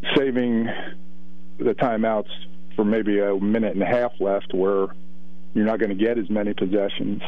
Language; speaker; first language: English; native; English